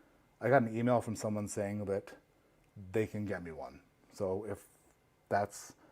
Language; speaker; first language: English; native; English